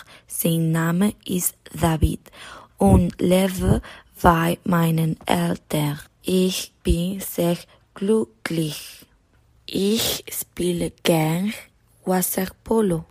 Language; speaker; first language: German; non-native, learner; Spanish